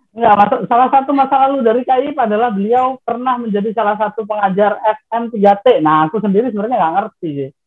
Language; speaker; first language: Indonesian; non-native, local second language; Javanese